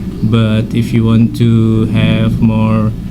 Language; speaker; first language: English; non-native, fluent; Indonesian